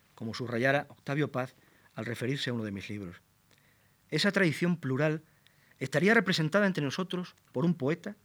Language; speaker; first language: Spanish; native; Spanish